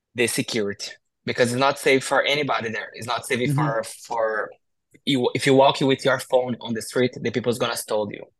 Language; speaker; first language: English; non-native, learner; Portuguese